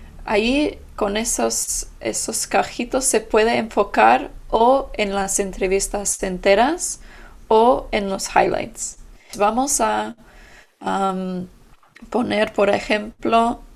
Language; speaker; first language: Spanish; non-native, fluent; English